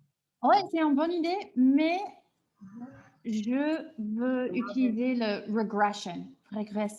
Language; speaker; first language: French; non-native, fluent; English